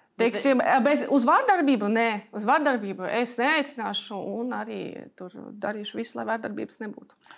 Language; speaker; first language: Latvian; non-native, local second language; Russian